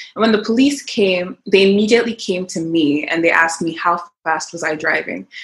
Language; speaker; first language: English; non-native, local second language; Yoruba